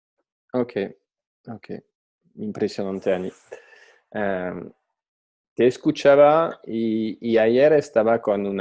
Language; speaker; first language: Spanish; non-native, fluent; French